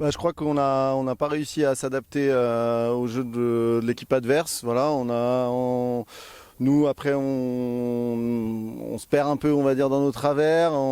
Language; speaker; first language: French; native; French